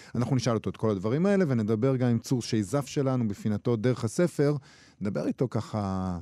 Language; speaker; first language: Hebrew; native; Hebrew